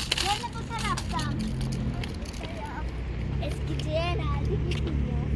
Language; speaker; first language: Turkish; early bilingual, heritage; Turkish